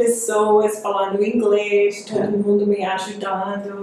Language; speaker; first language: Portuguese; non-native, fluent; English